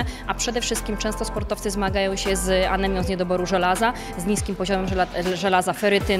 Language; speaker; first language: Polish; native; Polish